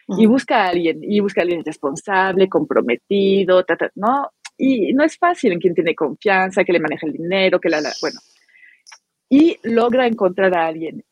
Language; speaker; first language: Spanish; non-native, fluent; French